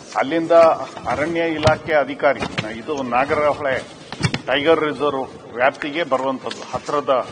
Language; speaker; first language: Kannada; non-native, local second language; Kodava